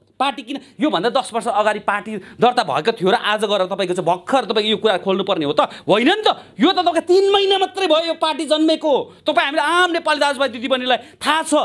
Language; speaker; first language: Nepali; native; Nepali